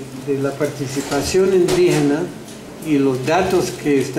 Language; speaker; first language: Spanish; non-native, fluent; English